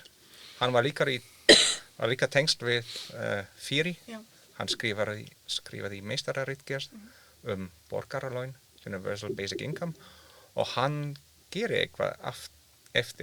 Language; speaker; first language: Icelandic; non-native, learner; German